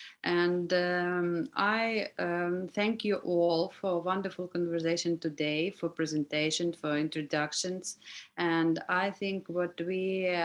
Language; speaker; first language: English; non-native, learner; Ukrainian